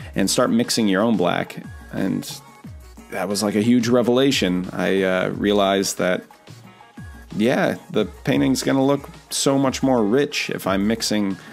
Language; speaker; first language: English; native; English